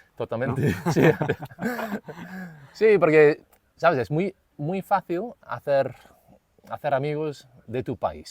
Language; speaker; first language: Spanish; non-native, fluent; English